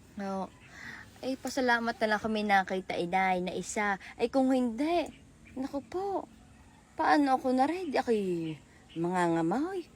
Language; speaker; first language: Filipino; native; Filipino